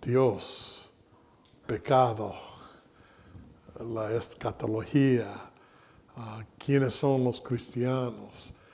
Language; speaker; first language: Spanish; non-native, fluent; English